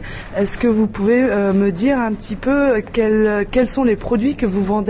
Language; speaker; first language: French; native; French